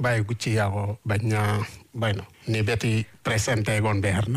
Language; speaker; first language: Basque; non-native, learner; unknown